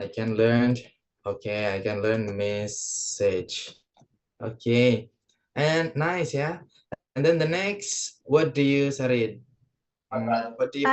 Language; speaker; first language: English; non-native, fluent; Indonesian